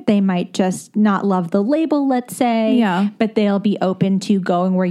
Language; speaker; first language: English; native; English